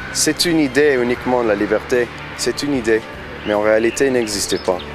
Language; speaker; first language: French; non-native, fluent; English